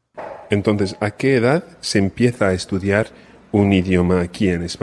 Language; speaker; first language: Spanish; non-native, fluent; English